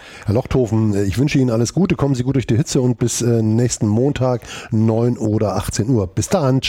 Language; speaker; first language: German; native; German